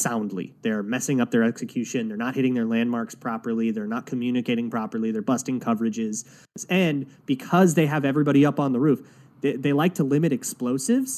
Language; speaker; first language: English; native; English